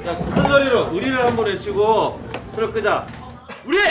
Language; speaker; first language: Korean; native; Korean